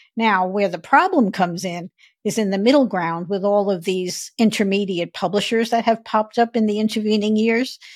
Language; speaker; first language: English; native; English